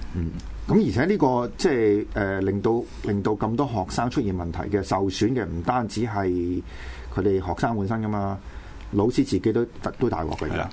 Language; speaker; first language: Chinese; non-native, local second language; Cantonese